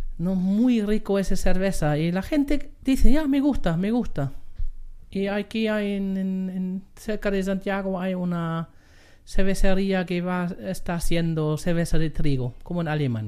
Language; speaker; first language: Spanish; non-native, learner; German